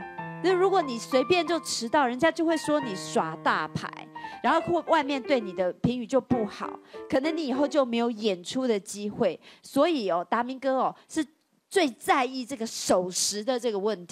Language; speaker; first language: Chinese; native; Chinese